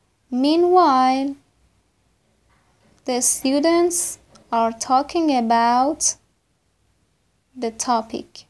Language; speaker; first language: English; non-native, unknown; Persian